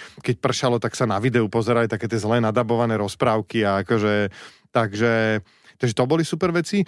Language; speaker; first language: Slovak; native; Slovak